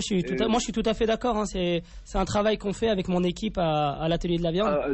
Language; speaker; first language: French; native; French